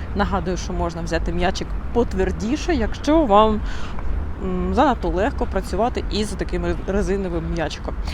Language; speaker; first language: Ukrainian; non-native, local second language; Russian